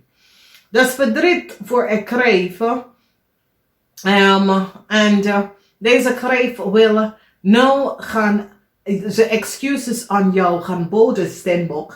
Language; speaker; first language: Dutch; non-native, learner; English